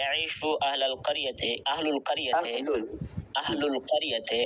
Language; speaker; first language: Arabic; non-native, learner; Bangla